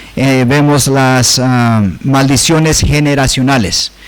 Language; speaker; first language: Spanish; early bilingual, heritage; Spanish